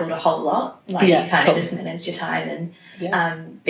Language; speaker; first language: English; native; English